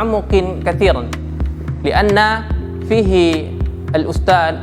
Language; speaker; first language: Arabic; non-native, learner; Indonesian